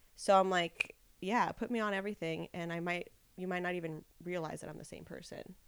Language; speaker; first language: English; early bilingual, other home language; Spanish